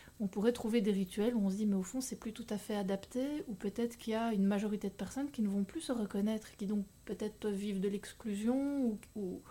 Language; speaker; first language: French; native; French